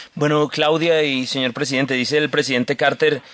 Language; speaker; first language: Spanish; native; Spanish